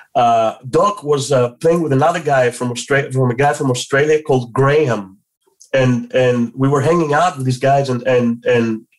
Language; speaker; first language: English; non-native, fluent; Greek